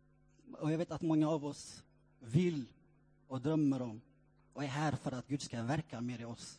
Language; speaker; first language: Swedish; non-native, fluent; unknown